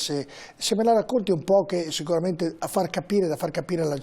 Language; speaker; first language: Italian; native; Italian